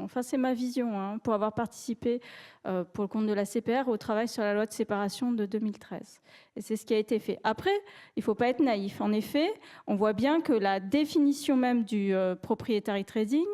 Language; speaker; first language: French; native; French